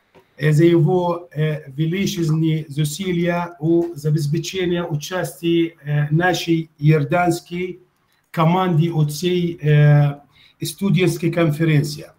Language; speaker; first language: Ukrainian; non-native, fluent; Arabic